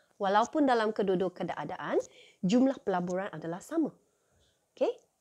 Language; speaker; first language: Malay; non-native, local second language; Chinese